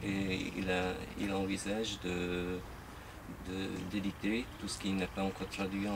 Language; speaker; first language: French; non-native, fluent; Hungarian